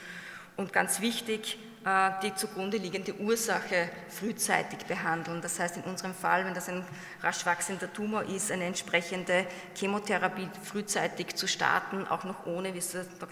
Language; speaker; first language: German; native; German